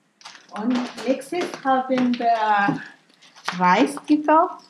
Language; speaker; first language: German; non-native, learner; Filipino